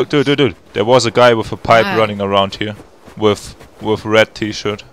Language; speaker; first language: English; non-native, fluent; German